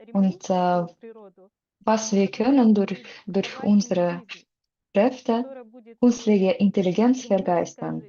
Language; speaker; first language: German; non-native, learner; Russian